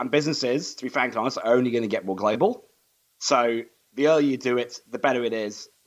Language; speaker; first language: English; native; English